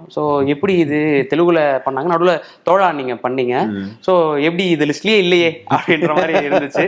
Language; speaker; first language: Tamil; native; Tamil